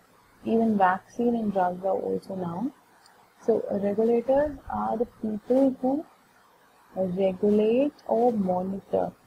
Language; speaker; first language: English; non-native, local second language; Hindi